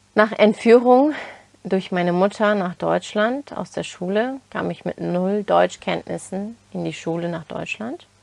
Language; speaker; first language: German; early bilingual, other home language; Turkish